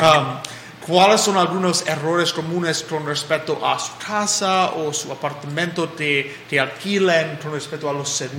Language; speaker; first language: Spanish; non-native, fluent; English